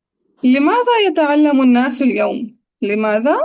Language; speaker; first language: Arabic; non-native, fluent; Urdu